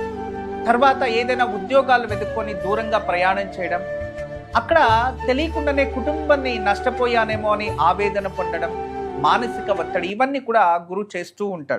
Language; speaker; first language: Telugu; native; Telugu